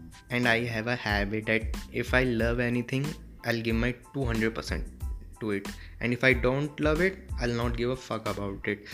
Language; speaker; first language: English; non-native, local second language; Hindi